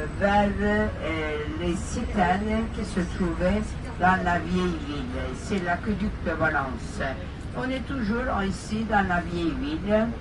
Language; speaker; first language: French; non-native, fluent; Turkish